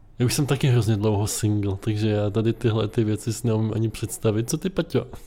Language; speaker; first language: Czech; native; Czech